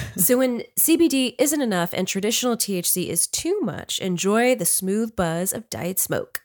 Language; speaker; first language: English; native; English